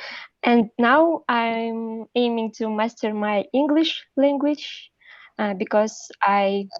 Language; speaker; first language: English; non-native, learner; Russian